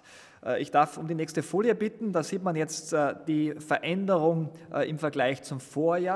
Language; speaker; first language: German; native; German